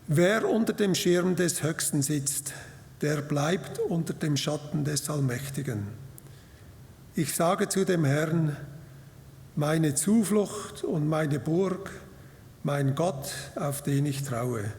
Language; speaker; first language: German; native; German